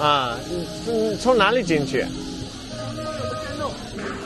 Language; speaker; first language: Chinese; non-native, learner; English